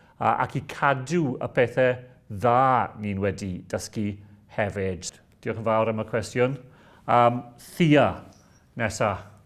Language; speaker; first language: Welsh; non-native, local second language; English